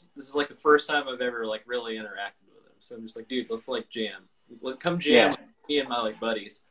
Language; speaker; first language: English; native; English